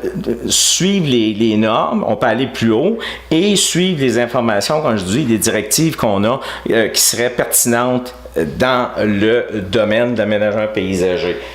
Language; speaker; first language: French; native; French